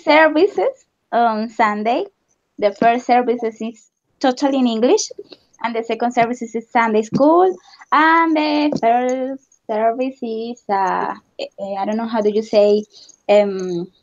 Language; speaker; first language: English; non-native, learner; Spanish